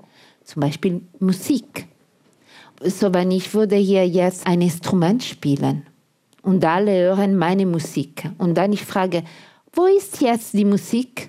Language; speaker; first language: German; non-native, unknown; Italian